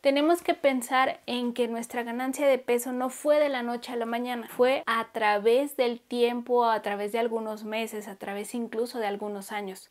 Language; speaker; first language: Spanish; native; Spanish